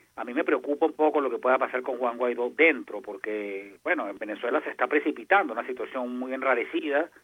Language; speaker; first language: Spanish; native; Spanish